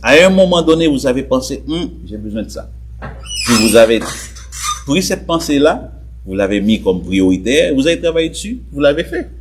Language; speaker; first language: French; native; French